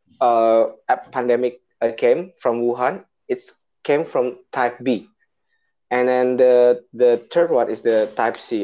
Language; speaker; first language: English; non-native, learner; Indonesian